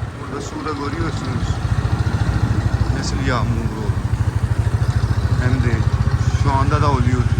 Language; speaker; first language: Turkish; non-native, learner; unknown